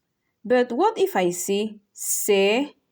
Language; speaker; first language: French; non-native, fluent; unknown